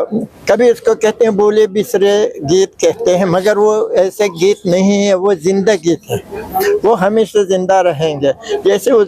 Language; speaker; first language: Hindi; non-native, fluent; Uzbek